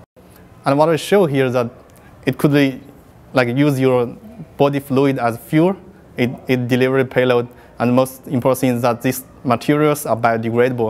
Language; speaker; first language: English; non-native, fluent; Chinese